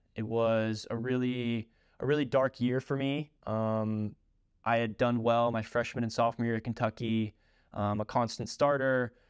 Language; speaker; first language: English; native; English